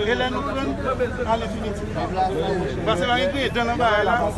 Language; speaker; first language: French; non-native, learner; Haitian Creole